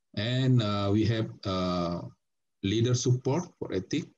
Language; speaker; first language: English; non-native, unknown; Indonesian